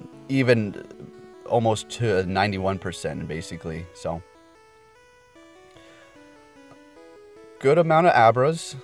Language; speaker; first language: English; native; English